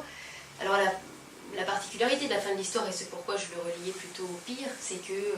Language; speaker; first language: French; native; French